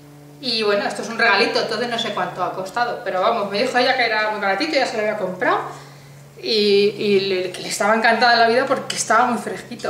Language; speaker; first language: Spanish; native; Spanish